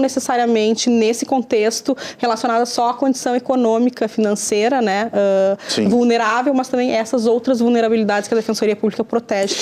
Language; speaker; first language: Portuguese; native; Portuguese